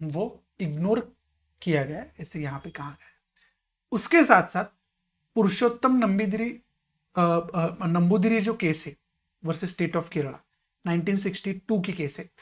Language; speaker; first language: Hindi; non-native, local second language; Marathi